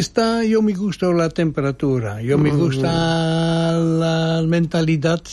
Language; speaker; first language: Spanish; non-native, learner; Dutch